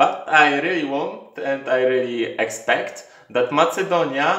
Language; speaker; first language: English; non-native, learner; Polish